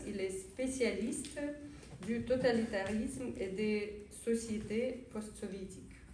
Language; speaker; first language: French; non-native, fluent; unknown